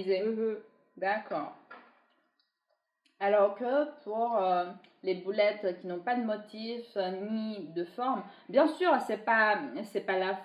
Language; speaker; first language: French; non-native, fluent; Chinese